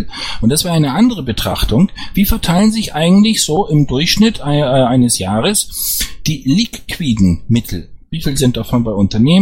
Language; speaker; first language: German; native; German